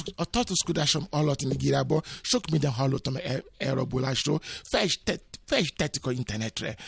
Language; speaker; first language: Hungarian; non-native, fluent; Yoruba